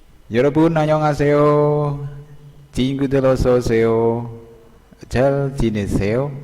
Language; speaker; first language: Korean; non-native, learner; Indonesian